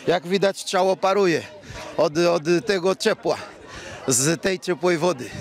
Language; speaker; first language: Polish; non-native, fluent; Portuguese